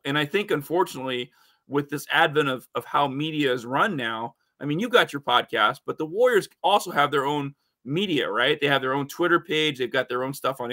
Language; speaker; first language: English; native; English